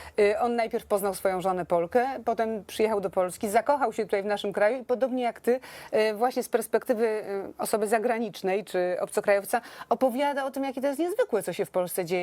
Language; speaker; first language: Polish; native; Polish